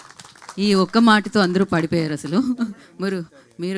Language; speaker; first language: Telugu; native; Telugu